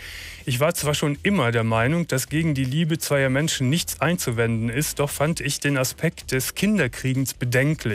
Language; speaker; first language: German; native; German